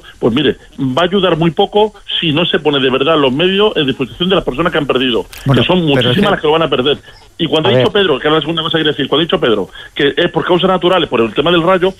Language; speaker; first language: Spanish; native; Spanish